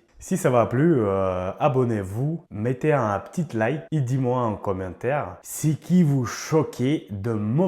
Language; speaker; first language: French; non-native, learner; Ukrainian